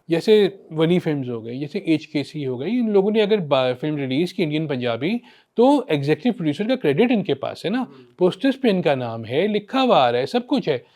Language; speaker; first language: Urdu; native; Urdu